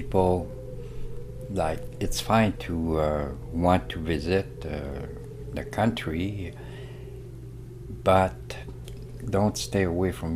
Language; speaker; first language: English; non-native, fluent; French